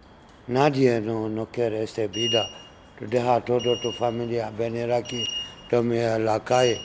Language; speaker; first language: Spanish; non-native, learner; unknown